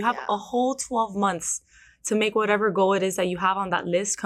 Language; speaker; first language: English; early bilingual, other home language; Spanish